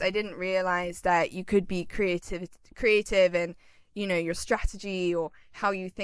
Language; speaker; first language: English; native; English